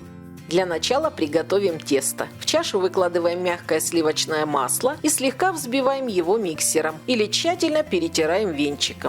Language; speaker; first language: Russian; native; Russian